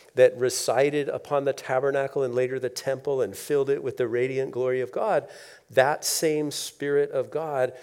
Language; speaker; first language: English; native; English